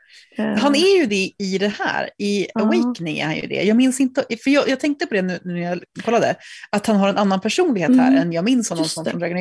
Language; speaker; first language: Swedish; native; Swedish